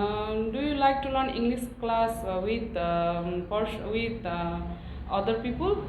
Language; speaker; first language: English; non-native, learner; Nepali